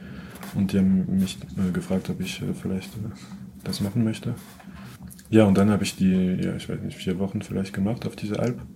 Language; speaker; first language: German; non-native, fluent; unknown